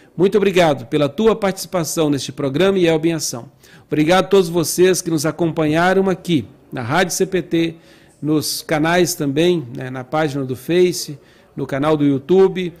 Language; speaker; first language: Portuguese; native; Portuguese